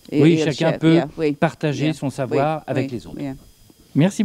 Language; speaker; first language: French; native; French